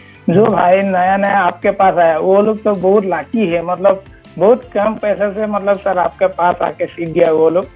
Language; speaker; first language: Hindi; non-native, local second language; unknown